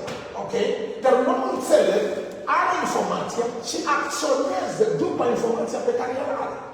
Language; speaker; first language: Romanian; non-native, learner; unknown